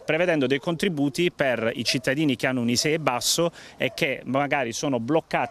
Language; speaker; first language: Italian; native; Italian